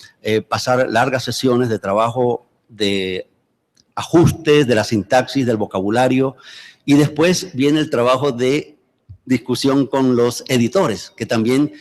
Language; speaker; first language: Spanish; native; Spanish